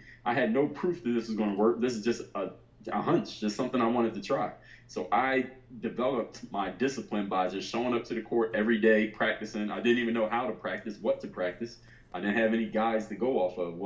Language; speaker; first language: English; native; English